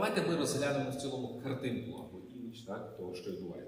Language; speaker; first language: Ukrainian; native; Ukrainian